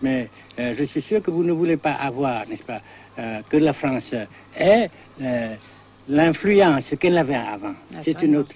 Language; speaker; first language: French; non-native, fluent; Vietnamese